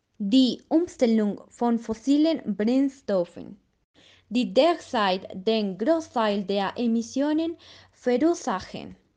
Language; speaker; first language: German; non-native, learner; Spanish